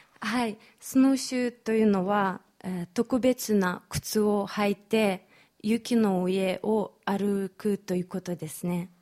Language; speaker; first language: Japanese; non-native, fluent; Romanian